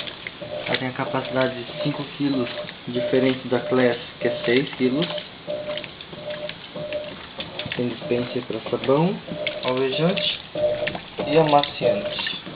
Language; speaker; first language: Portuguese; native; Portuguese